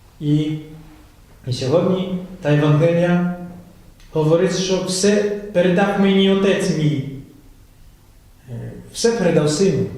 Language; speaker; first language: Ukrainian; non-native, fluent; Polish